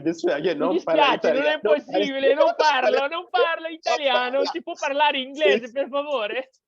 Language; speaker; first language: Italian; non-native, learner; Arabic